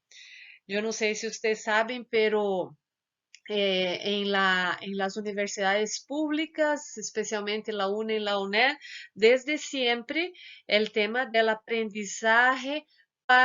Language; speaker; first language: Spanish; non-native, fluent; Portuguese